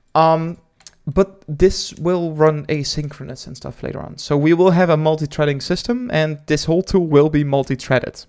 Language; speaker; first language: English; non-native, fluent; Dutch